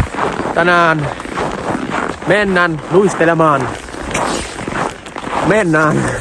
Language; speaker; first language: Finnish; non-native, learner; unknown